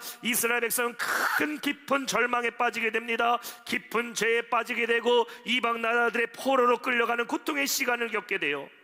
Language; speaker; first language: Korean; native; Korean